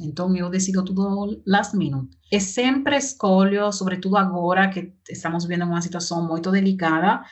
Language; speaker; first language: Portuguese; non-native, learner; Spanish